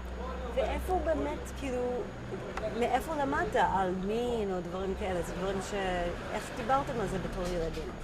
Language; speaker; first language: Hebrew; native; Hebrew